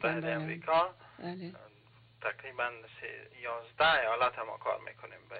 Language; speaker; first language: Persian; native; Persian